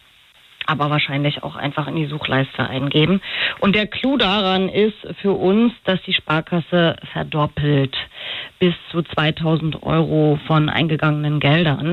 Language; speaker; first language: German; native; German